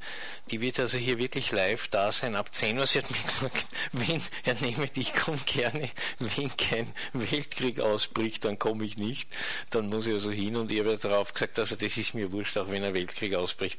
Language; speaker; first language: German; native; German